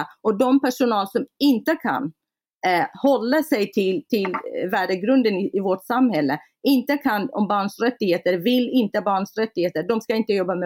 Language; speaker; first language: Swedish; non-native, fluent; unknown